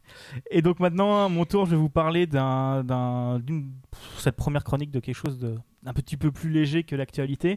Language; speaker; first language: French; native; French